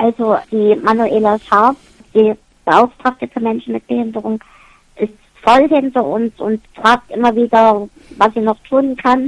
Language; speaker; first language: German; native; German